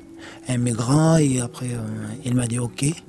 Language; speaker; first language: French; non-native, learner; Arabic